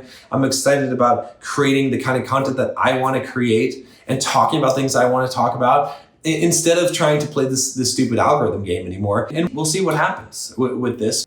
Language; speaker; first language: English; native; English